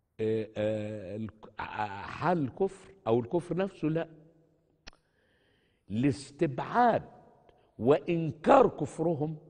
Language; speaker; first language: Arabic; native; Arabic